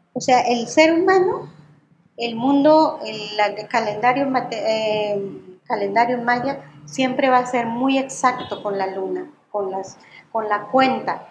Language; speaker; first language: Spanish; non-native, local second language; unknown